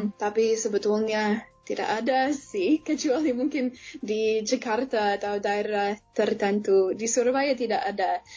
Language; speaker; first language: Indonesian; non-native, fluent; English